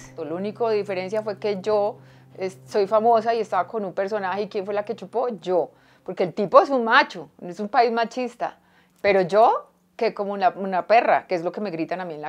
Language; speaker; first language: Spanish; native; Spanish